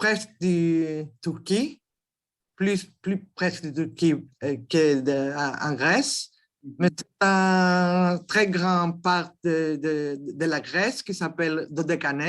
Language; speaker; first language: French; non-native, learner; Greek